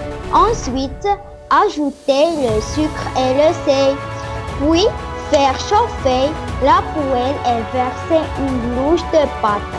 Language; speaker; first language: French; non-native, learner; Arabic